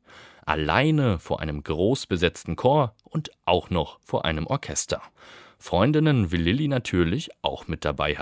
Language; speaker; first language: German; native; German